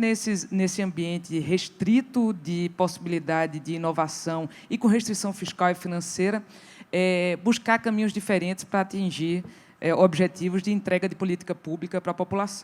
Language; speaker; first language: Portuguese; native; Portuguese